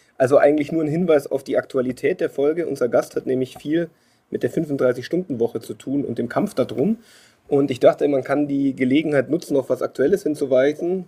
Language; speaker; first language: German; native; German